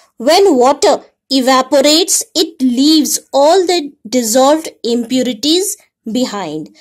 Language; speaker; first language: English; non-native, local second language; Hindi